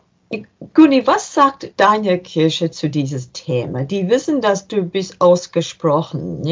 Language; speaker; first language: German; non-native, learner; English